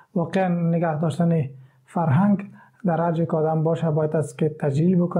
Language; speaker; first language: Persian; native; Persian